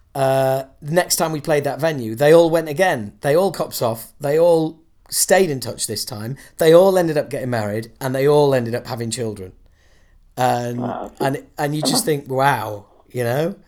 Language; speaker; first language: English; native; English